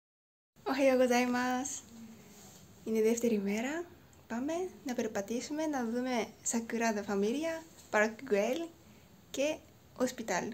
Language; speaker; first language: Greek; non-native, fluent; Japanese